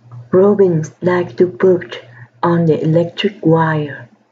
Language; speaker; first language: English; non-native, fluent; Vietnamese